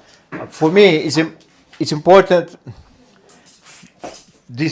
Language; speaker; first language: English; non-native, learner; Italian